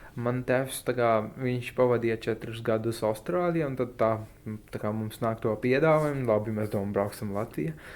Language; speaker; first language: Latvian; non-native, fluent; Hindi